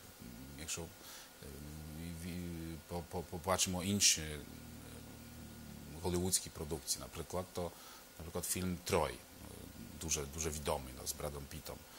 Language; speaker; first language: Ukrainian; non-native, fluent; Polish